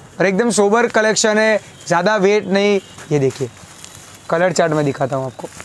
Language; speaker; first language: Hindi; non-native, local second language; Gujarati